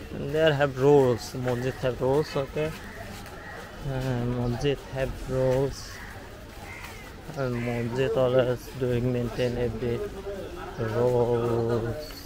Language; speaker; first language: English; non-native, learner; Bangla